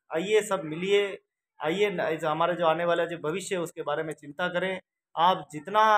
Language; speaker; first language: Hindi; native; Hindi